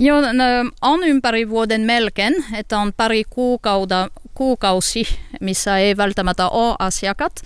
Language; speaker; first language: Finnish; non-native, learner; French